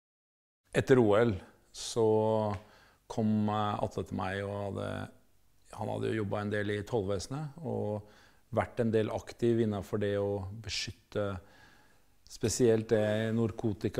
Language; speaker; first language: Norwegian; native; Norwegian